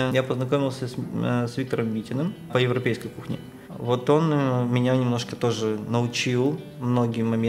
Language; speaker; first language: Russian; native; Russian